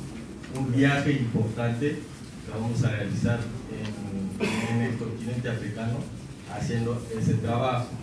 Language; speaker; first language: Spanish; non-native, fluent; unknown